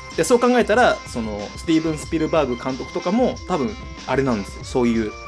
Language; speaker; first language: Japanese; native; Japanese